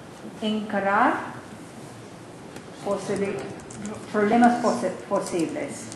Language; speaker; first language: Spanish; non-native, learner; English